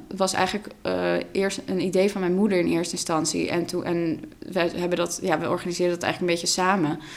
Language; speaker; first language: Dutch; non-native, local second language; Russian